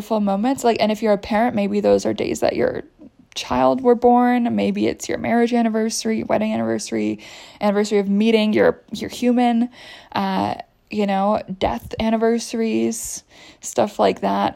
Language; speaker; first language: English; native; English